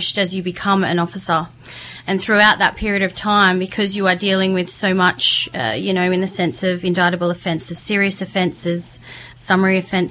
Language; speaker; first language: English; native; English